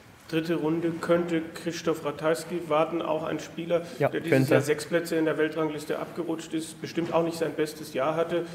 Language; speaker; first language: German; native; German